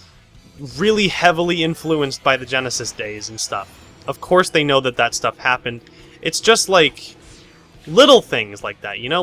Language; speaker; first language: English; native; English